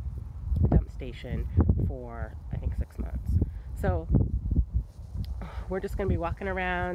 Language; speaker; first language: English; native; English